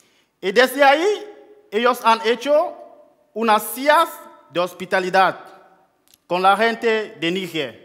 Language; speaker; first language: Spanish; non-native, fluent; French